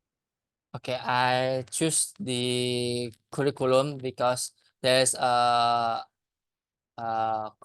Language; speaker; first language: English; non-native, learner; Indonesian